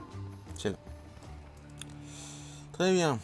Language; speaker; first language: French; native; French